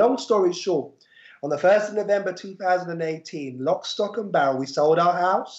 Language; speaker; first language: English; native; English